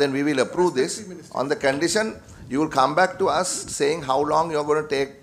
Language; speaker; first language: English; non-native, local second language; Sinhala